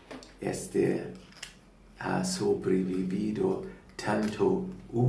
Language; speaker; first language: Spanish; non-native, learner; German